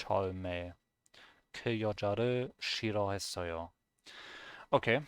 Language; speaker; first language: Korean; non-native, learner; German